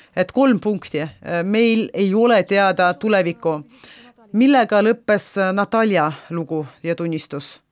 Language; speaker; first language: Estonian; non-native, local second language; Russian